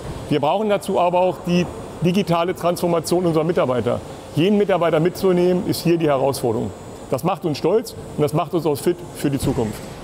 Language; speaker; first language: German; native; German